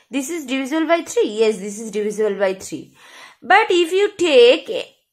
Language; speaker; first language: English; non-native, local second language; Bangla